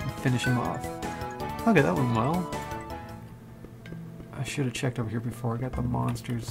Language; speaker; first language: English; native; English